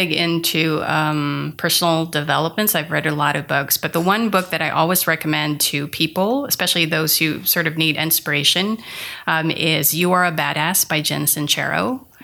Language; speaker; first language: English; non-native, local second language; Filipino